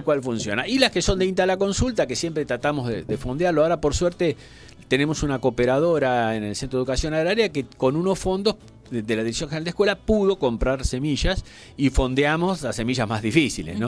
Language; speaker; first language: Spanish; native; Spanish